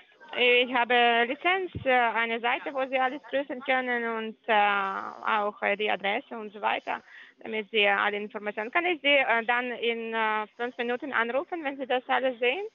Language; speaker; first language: German; non-native, learner; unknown